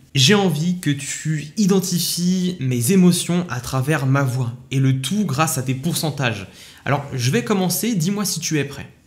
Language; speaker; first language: French; native; French